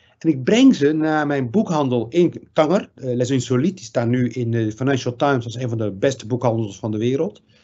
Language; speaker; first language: Dutch; early bilingual, other home language; Riffian